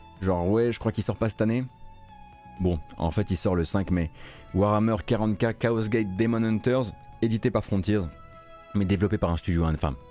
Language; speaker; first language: French; native; French